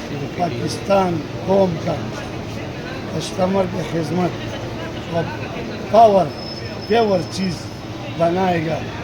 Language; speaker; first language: Hindi; non-native, local second language; Pashto